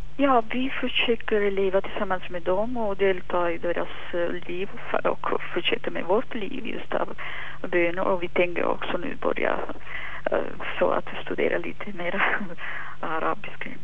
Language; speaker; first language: Swedish; non-native, fluent; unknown